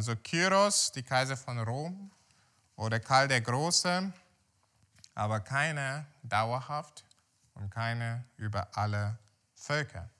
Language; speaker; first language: German; non-native, fluent; Portuguese